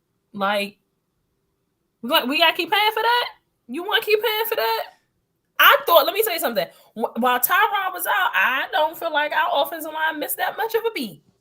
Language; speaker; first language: English; native; English